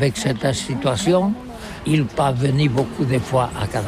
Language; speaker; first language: French; non-native, learner; Catalan